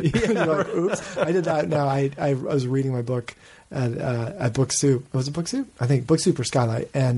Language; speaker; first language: English; native; English